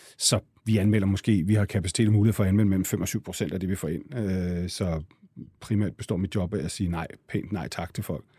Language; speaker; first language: Danish; native; Danish